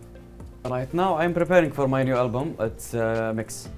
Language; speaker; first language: English; non-native, learner; Arabic